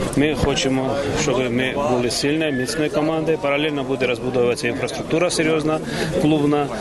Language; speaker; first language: Ukrainian; non-native, fluent; Georgian